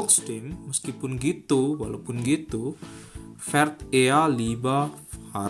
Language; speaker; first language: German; non-native, fluent; Indonesian